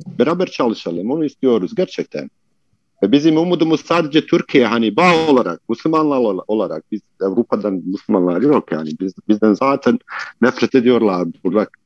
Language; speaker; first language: Turkish; non-native, fluent; Bosnian